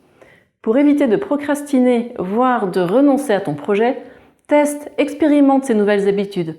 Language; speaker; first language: French; native; French